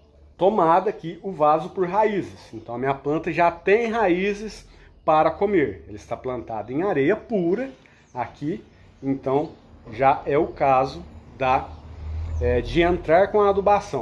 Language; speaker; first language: Portuguese; native; Portuguese